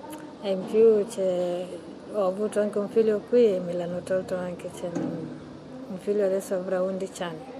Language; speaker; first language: Italian; early bilingual, other home language; Somali